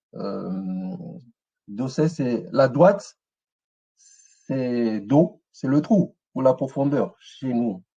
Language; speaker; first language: French; non-native, local second language; Ewe